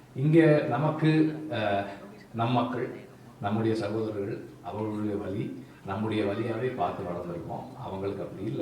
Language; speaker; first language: Tamil; native; Tamil